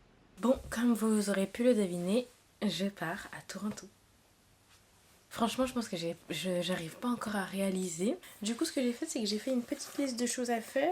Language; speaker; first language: French; native; French